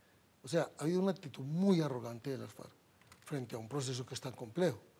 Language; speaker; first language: Spanish; native; Spanish